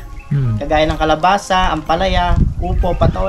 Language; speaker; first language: Filipino; native; Filipino